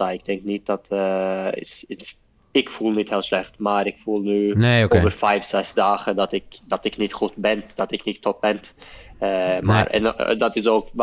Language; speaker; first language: Dutch; non-native, fluent; Norwegian